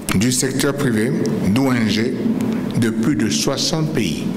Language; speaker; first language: French; native; French